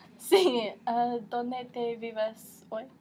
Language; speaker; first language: Spanish; non-native, learner; English